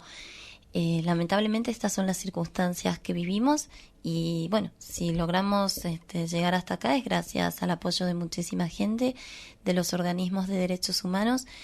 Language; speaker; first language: Spanish; native; Spanish